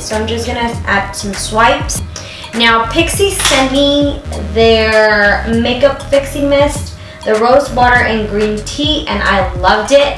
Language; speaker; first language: English; early bilingual, other home language; Spanish